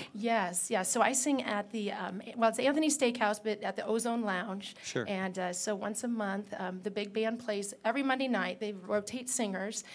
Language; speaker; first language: English; native; English